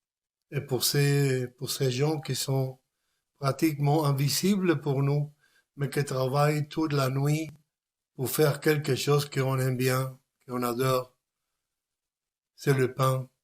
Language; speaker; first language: French; non-native, fluent; Spanish